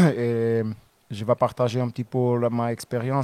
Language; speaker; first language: French; non-native, learner; Portuguese